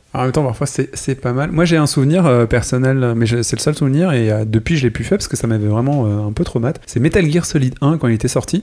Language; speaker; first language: French; native; French